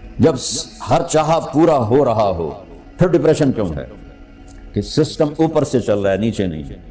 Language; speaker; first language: Urdu; non-native, local second language; Punjabi